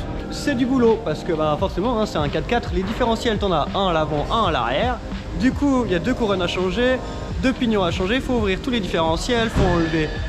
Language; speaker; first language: French; native; French